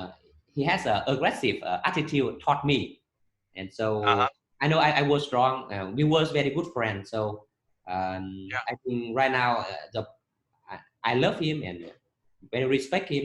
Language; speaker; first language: English; non-native, fluent; Vietnamese